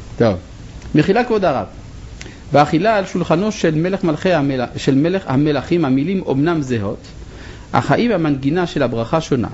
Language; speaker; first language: Hebrew; non-native, fluent; French